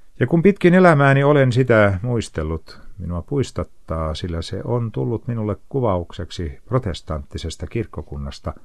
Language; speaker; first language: Finnish; native; Finnish